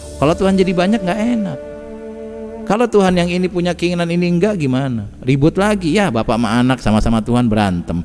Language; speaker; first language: Indonesian; native; Indonesian